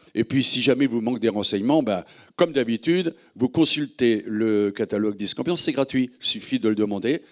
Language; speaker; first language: French; native; French